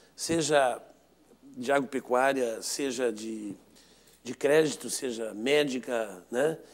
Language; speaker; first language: Portuguese; native; Portuguese